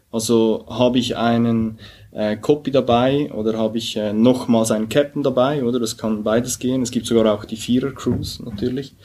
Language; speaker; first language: German; native; German